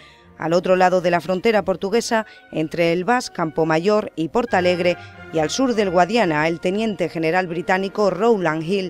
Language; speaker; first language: Spanish; native; Spanish